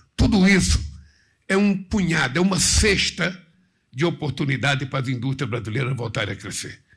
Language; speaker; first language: Portuguese; native; Portuguese